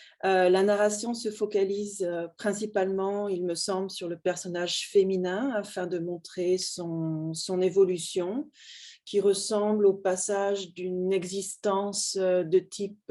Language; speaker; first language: French; native; French